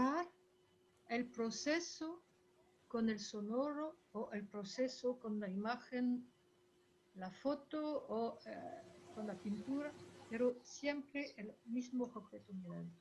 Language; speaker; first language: Spanish; non-native, fluent; French